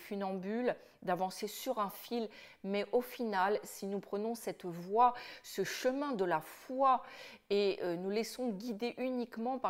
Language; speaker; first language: French; native; French